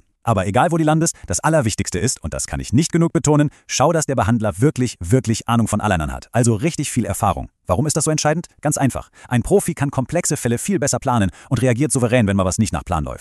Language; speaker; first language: German; native; German